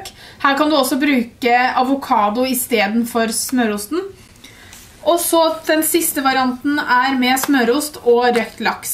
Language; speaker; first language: Norwegian; native; Norwegian